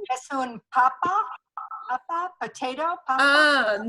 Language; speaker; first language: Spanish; non-native, learner; English